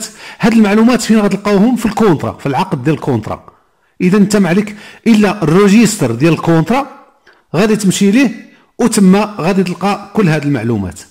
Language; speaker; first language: Arabic; native; Arabic